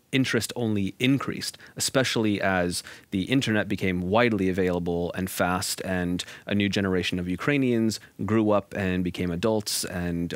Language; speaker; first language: English; native; English